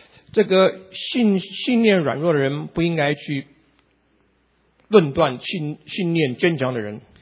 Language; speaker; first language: Chinese; native; Chinese